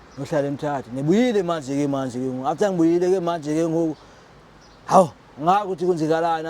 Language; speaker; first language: Zulu; non-native, local second language; Xhosa